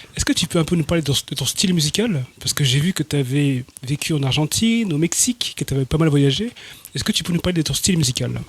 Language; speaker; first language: French; native; French